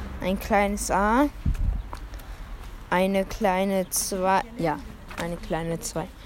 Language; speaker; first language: German; early bilingual, other home language; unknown